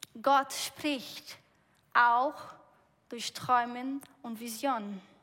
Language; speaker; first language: German; non-native, fluent; Portuguese